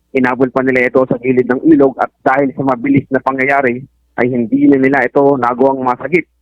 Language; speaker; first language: Filipino; native; Filipino